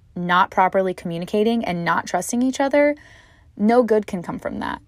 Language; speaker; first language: English; native; English